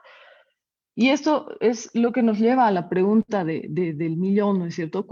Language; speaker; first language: Spanish; native; Spanish